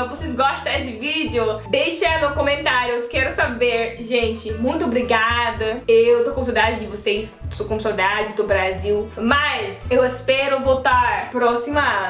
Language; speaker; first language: Portuguese; non-native, learner; Dutch